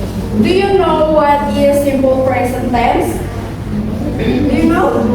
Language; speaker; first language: English; non-native, learner; Indonesian